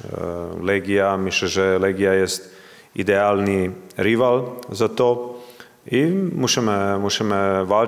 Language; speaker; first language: Polish; non-native, learner; Croatian